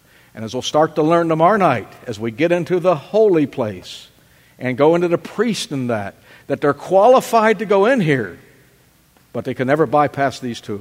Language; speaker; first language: English; native; English